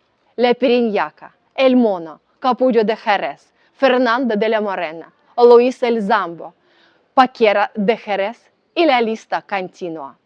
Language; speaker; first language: Spanish; non-native, fluent; Ukrainian